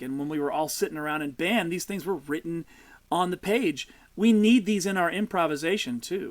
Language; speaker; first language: English; native; English